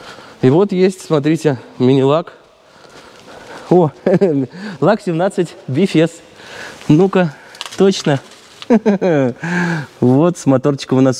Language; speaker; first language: Russian; native; Russian